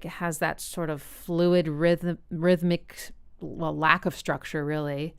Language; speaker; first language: English; native; English